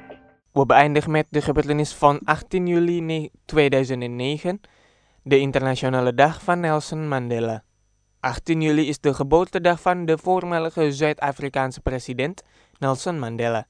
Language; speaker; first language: Dutch; non-native, fluent; Indonesian